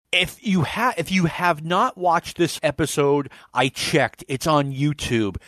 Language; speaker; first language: English; native; English